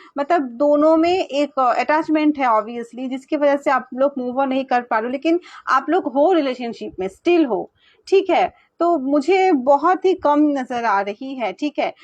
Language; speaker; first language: Hindi; non-native, local second language; Bangla